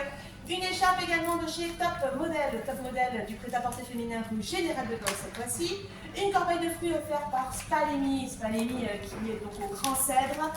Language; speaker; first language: French; native; French